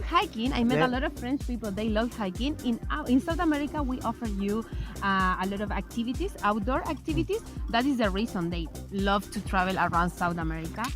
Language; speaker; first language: English; non-native, learner; Spanish